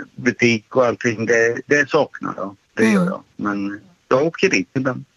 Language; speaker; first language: Swedish; native; Swedish